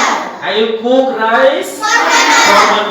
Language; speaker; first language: English; non-native, learner; Bangla